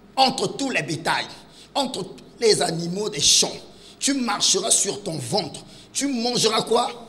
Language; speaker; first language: French; non-native, local second language; Lingala